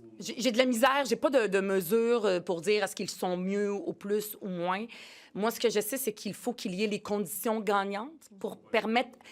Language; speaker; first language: French; early bilingual, other home language; Arabic